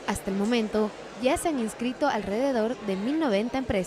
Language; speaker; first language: Spanish; native; Spanish